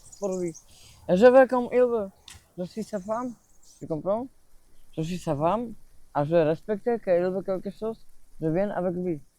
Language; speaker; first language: French; non-native, learner; Slovak